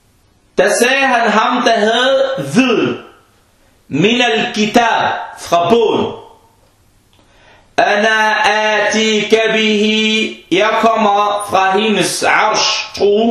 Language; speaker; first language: Danish; non-native, fluent; Arabic